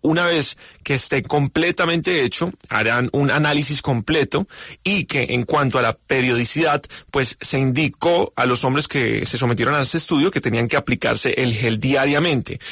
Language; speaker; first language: Spanish; native; Spanish